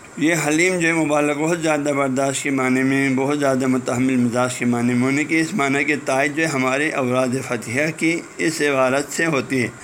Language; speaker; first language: Urdu; non-native, local second language; Balti